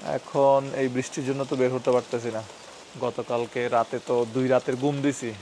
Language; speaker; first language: Bangla; native; Bangla